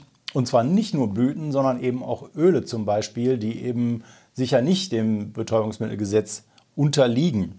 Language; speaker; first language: German; native; German